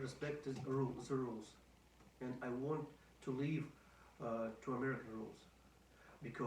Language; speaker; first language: English; non-native, learner; Russian